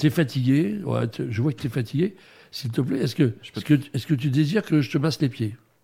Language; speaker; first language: French; native; French